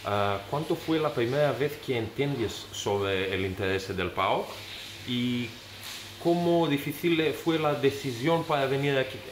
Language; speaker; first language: Spanish; non-native, learner; Greek